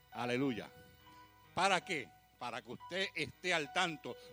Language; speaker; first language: Spanish; early bilingual, heritage; Spanish